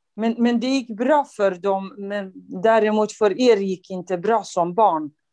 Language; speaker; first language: Swedish; non-native, fluent; Kurdish